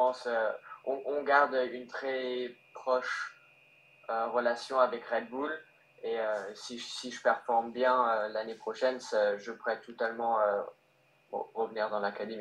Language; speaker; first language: French; early bilingual, heritage; French